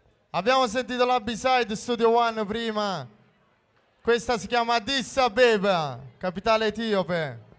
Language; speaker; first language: Italian; native; Italian